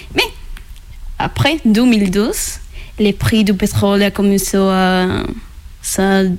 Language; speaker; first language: French; non-native, learner; Spanish